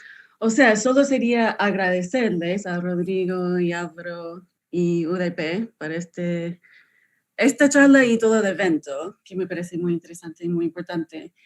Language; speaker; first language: Spanish; non-native, fluent; English